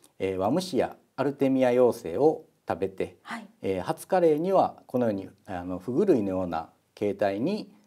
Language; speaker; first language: Japanese; native; Japanese